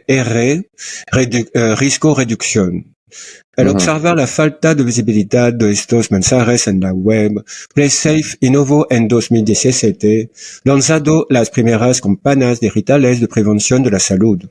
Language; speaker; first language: Spanish; non-native, learner; French